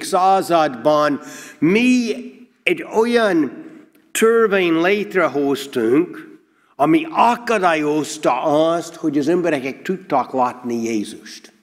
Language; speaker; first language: Hungarian; non-native, learner; English